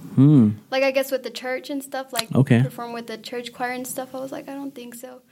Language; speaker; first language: English; early bilingual, other home language; Spanish